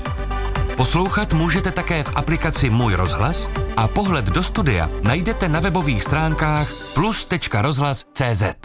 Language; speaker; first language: Czech; native; Czech